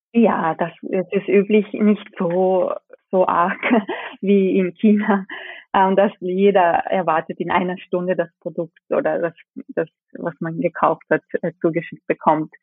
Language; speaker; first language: German; early bilingual, other home language; Japanese